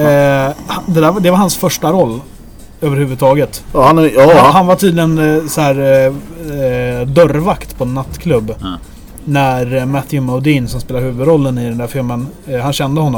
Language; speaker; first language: Swedish; native; Swedish